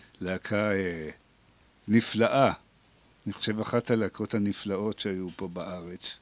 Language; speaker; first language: Hebrew; native; Hebrew